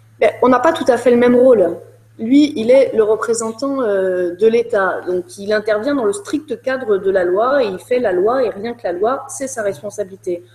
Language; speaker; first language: French; native; French